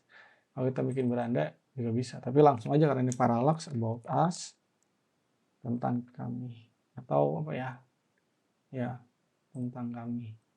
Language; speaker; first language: Indonesian; native; Indonesian